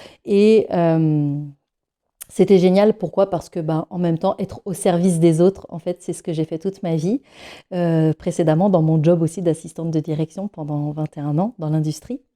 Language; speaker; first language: French; native; French